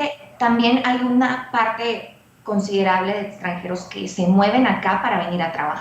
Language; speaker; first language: Spanish; native; Spanish